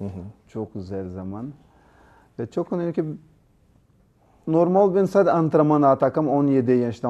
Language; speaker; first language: Turkish; non-native, learner; Portuguese